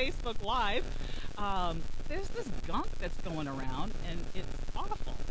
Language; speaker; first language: English; native; English